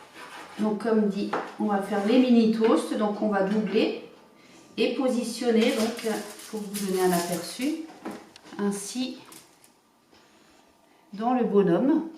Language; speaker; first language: French; native; French